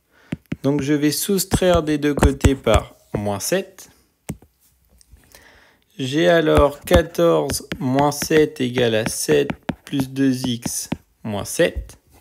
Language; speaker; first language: French; native; French